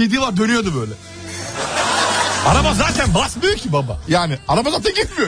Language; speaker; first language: Turkish; native; Turkish